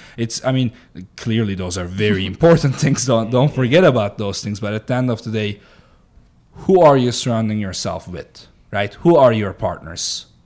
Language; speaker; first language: English; non-native, fluent; Turkish